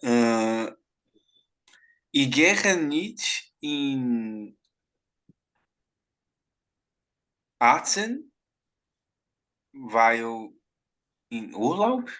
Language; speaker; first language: German; non-native, learner; Portuguese